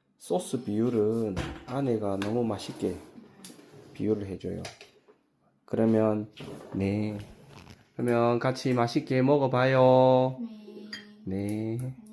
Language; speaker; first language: Korean; native; Korean